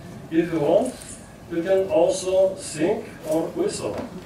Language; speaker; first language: English; non-native, fluent; Bulgarian